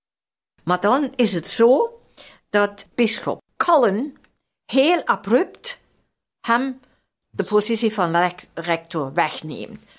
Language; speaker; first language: Dutch; non-native, fluent; German